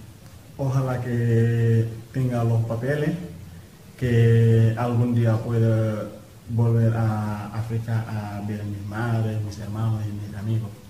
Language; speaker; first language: Spanish; non-native, learner; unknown